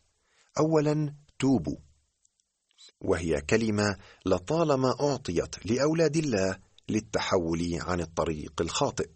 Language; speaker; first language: Arabic; native; Arabic